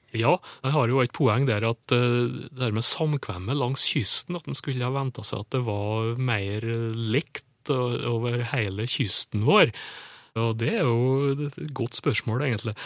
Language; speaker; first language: Norwegian; native; Norwegian